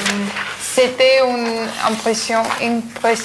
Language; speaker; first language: French; non-native, learner; Russian